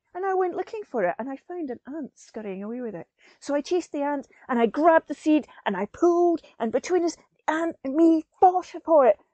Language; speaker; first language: English; native; English